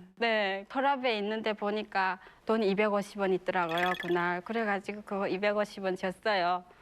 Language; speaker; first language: Korean; native; Korean